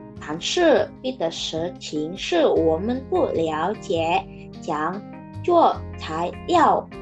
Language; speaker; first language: Chinese; non-native, learner; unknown